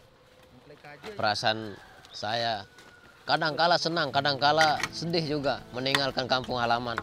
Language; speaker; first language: Indonesian; non-native, local second language; Balinese